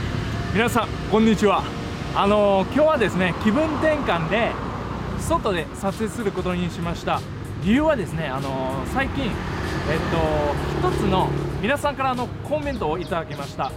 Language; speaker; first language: Japanese; non-native, fluent; Vietnamese